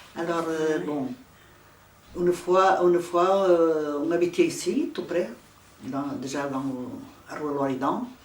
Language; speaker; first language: French; non-native, fluent; Portuguese